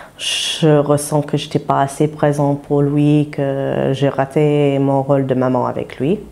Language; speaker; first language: French; non-native, fluent; English